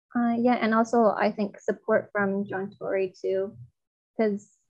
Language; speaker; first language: English; non-native, fluent; Chinese